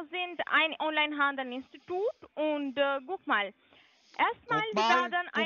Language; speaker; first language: German; non-native, fluent; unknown